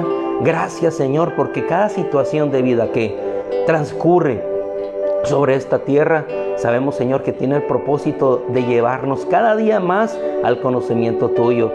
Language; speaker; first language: Spanish; native; Spanish